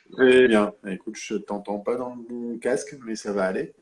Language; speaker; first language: French; native; French